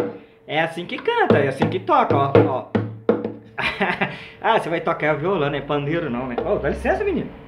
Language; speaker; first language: Portuguese; native; Portuguese